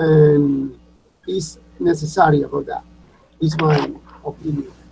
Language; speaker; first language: English; non-native, learner; Spanish